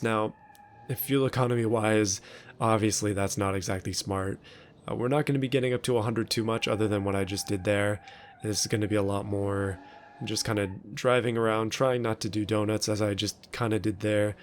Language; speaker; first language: English; native; English